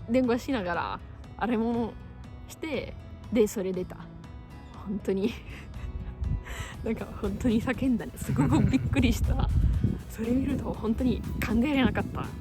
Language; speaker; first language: Japanese; non-native, fluent; Italian